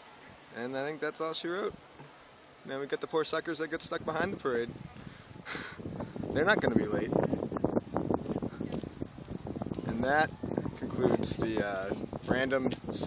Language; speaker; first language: English; native; English